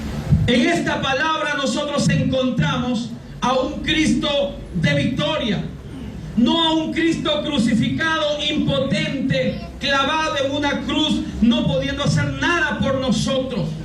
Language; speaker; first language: Spanish; native; Spanish